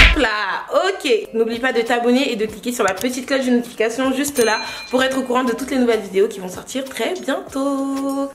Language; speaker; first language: French; early bilingual, other home language; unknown